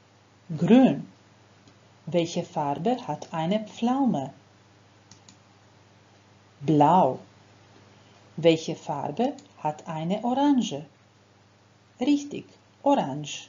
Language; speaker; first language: German; non-native, fluent; Croatian